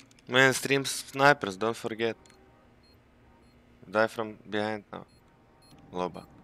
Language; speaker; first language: English; non-native, fluent; Russian